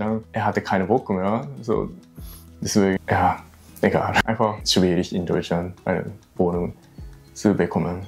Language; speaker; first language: German; non-native, learner; Japanese